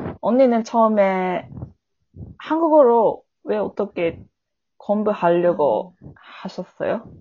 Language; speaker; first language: Korean; non-native, learner; Japanese